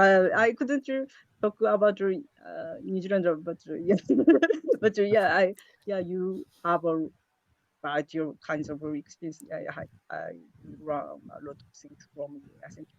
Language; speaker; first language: English; non-native, learner; Japanese